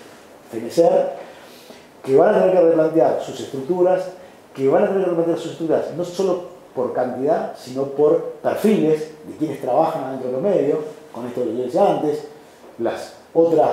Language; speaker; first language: Spanish; native; Spanish